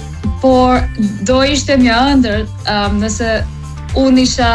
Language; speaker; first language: Albanian; early bilingual, heritage; English